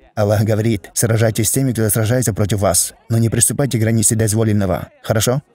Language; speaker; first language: Russian; non-native, fluent; Danish